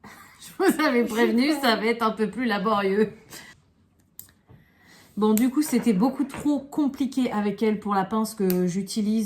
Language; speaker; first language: French; native; French